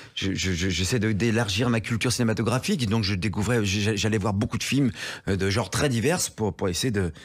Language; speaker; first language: French; native; French